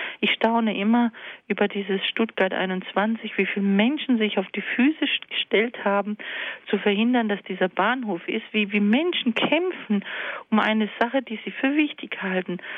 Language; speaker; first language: German; early bilingual, other home language; Croatian